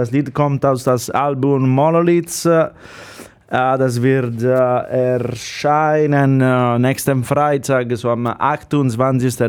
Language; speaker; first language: German; non-native, learner; Italian